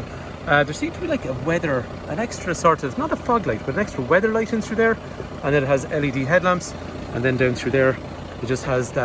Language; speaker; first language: English; native; English